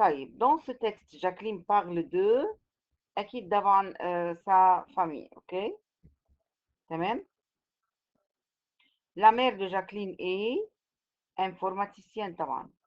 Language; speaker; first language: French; non-native, fluent; Arabic